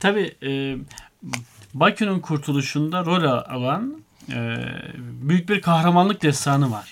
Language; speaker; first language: Turkish; native; Turkish